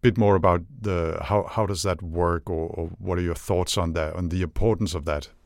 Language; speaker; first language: English; non-native, fluent; Danish